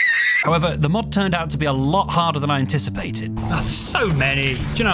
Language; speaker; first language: English; native; English